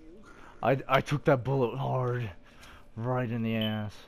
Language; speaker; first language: English; native; English